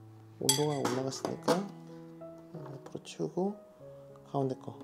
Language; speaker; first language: Korean; native; Korean